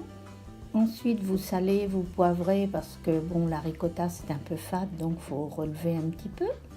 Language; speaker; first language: French; native; French